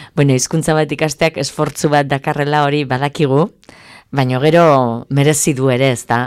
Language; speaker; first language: Basque; native; Basque